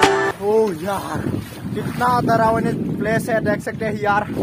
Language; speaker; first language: Hindi; non-native, local second language; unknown